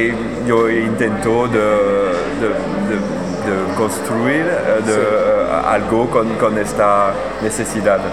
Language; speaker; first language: Spanish; non-native, learner; French